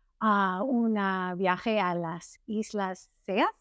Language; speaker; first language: Spanish; non-native, learner; English